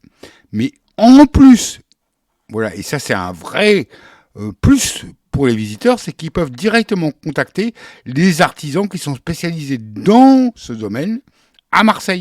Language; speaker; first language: French; native; French